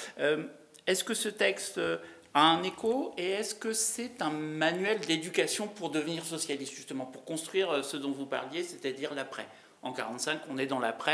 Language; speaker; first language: French; native; French